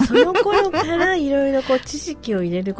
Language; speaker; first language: Japanese; native; Japanese